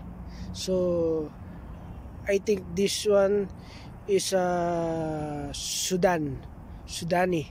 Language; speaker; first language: English; non-native, local second language; Filipino